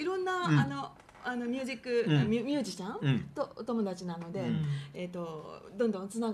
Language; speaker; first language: Japanese; native; Japanese